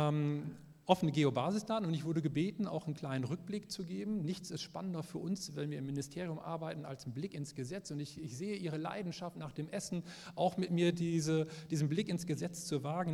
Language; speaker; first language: German; native; German